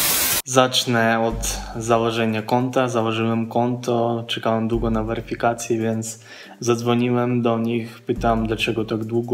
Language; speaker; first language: Polish; non-native, fluent; Ukrainian